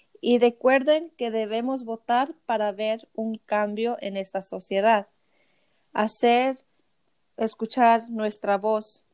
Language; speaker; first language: Spanish; early bilingual, heritage; Spanish